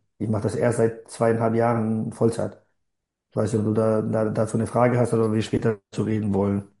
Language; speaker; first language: German; non-native, fluent; Bosnian